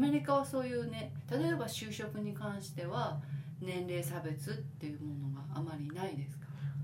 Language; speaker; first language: Japanese; native; Japanese